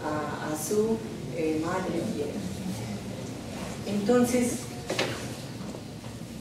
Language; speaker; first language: Spanish; non-native, learner; Russian